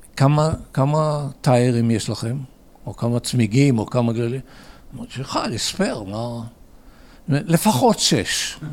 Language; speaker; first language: Hebrew; early bilingual, other home language; English